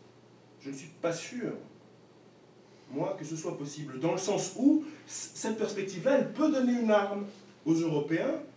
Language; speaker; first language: French; native; French